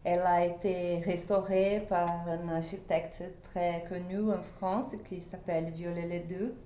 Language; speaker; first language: French; non-native, fluent; Portuguese